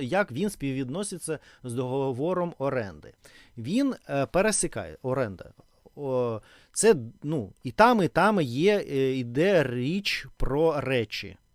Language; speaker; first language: Ukrainian; non-native, learner; Russian